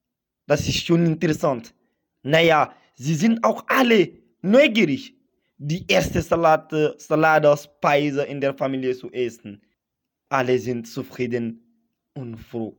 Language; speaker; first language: German; non-native, fluent; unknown